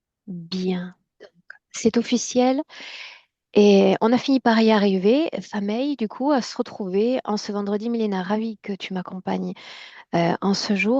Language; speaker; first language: French; native; French